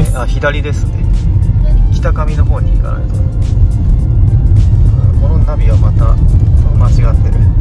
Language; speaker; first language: Japanese; native; Japanese